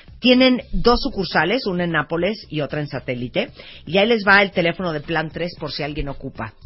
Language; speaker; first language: Spanish; early bilingual, other home language; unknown